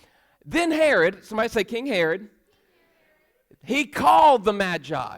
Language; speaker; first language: English; native; English